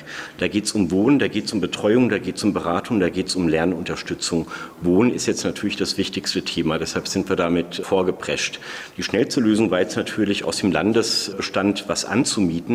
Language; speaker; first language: German; native; German